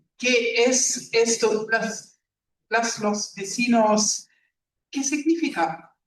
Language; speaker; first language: Spanish; non-native, learner; German